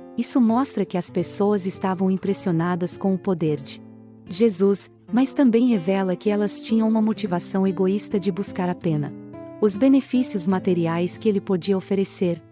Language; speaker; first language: Portuguese; native; Portuguese